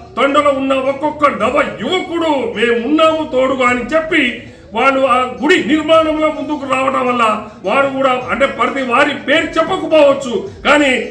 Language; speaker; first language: Telugu; non-native, local second language; Lambadi